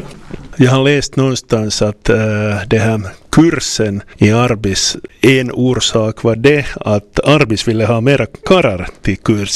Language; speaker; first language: Swedish; non-native, local second language; Finnish